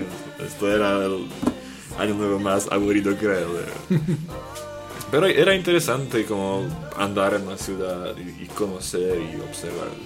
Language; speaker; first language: Spanish; non-native, fluent; Slovak